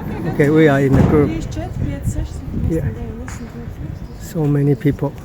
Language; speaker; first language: English; non-native, learner; Chinese